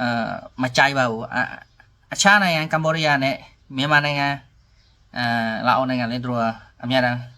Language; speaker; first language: Burmese; non-native, learner; Khmer